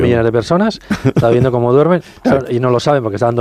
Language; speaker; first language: Spanish; native; Spanish